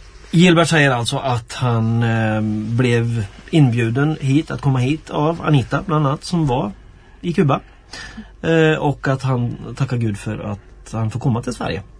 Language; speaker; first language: Swedish; native; Swedish